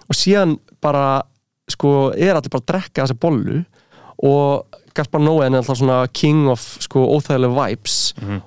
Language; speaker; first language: Icelandic; native; Icelandic